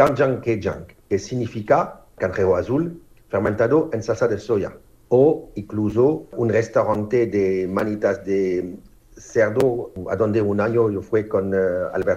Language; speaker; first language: Spanish; non-native, fluent; French